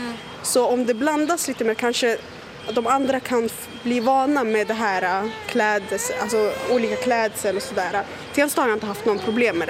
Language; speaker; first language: Swedish; early bilingual, other home language; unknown